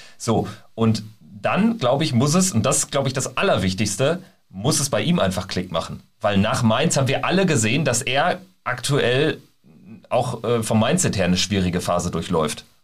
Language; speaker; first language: German; native; German